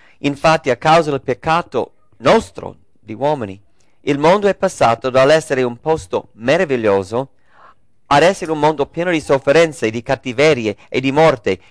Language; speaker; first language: Italian; early bilingual, heritage; English